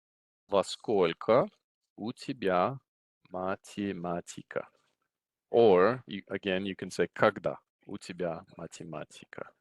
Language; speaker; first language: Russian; non-native, fluent; English